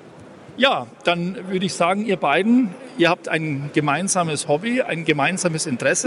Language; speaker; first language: German; native; German